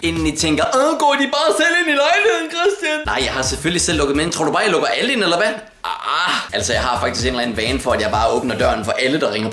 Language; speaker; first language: Danish; native; Danish